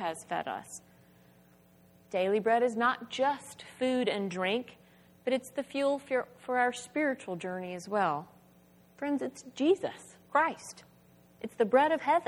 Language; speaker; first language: English; native; English